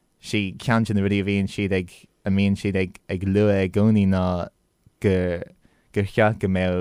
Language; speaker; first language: Irish; non-native, local second language; English